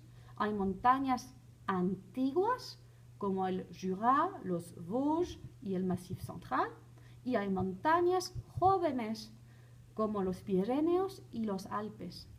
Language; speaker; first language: Spanish; non-native, fluent; French